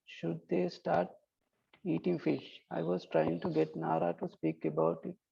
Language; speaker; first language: English; non-native, local second language; Sinhala